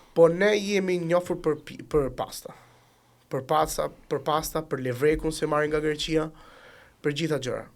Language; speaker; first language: Albanian; early bilingual, heritage; Italian